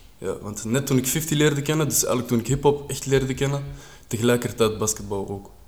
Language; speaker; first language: Dutch; native; Dutch